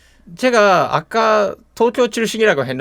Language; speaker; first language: Korean; non-native, fluent; Japanese